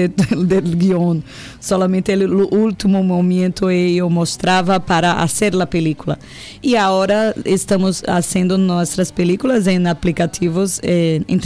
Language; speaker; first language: Spanish; non-native, learner; Portuguese